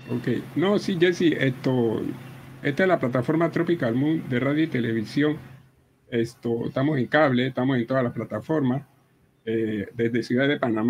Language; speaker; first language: Spanish; native; Spanish